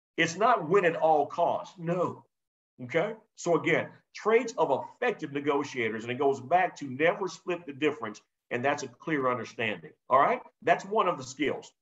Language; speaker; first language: English; native; English